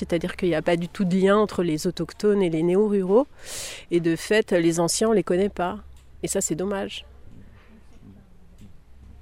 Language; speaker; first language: French; native; French